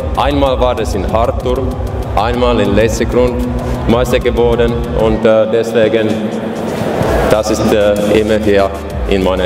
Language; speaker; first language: German; non-native, fluent; Finnish